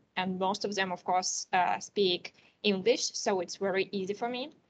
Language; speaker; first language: English; non-native, learner; Russian